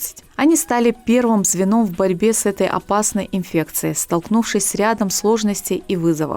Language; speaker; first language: Russian; native; Russian